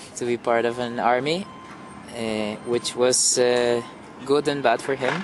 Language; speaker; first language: English; non-native, fluent; Spanish